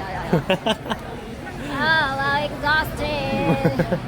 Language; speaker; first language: English; non-native, learner; Chinese